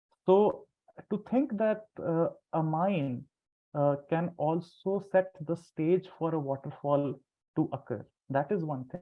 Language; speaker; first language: English; non-native, local second language; Hindi